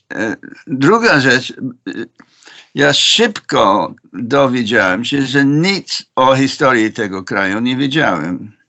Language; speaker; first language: Polish; non-native, fluent; English